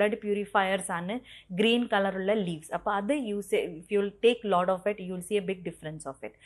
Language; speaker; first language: English; non-native, local second language; Malayalam